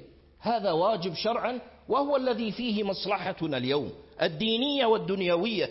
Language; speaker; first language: Arabic; native; Arabic